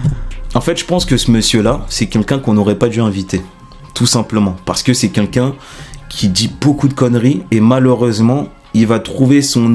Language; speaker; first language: French; native; French